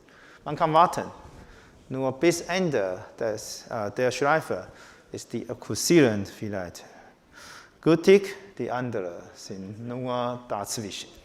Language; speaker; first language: German; non-native, learner; Chinese